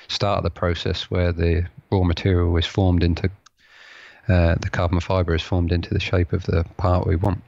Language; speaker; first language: English; native; English